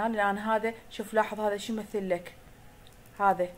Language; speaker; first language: Arabic; native; Arabic